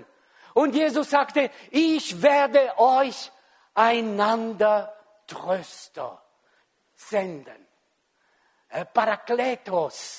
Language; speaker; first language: German; non-native, fluent; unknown